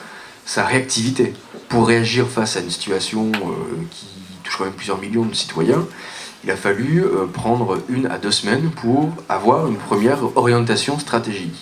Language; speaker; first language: French; native; French